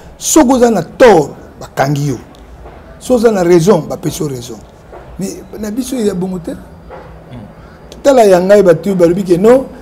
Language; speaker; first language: Lingala; non-native, local second language; Kongo